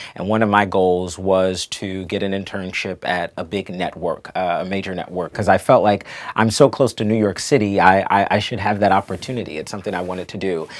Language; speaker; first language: English; native; English